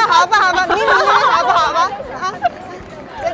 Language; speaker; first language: Chinese; non-native, learner; Korean